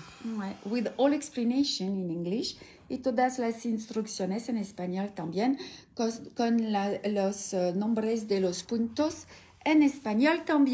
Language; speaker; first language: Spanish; non-native, learner; French